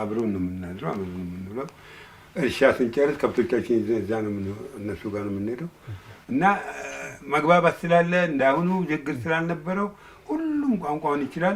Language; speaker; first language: Amharic; non-native, local second language; Oromo